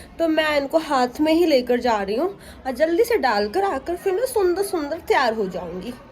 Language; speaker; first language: Hindi; non-native, local second language; Bangla